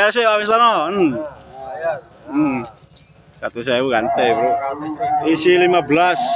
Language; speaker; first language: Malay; non-native, local second language; Javanese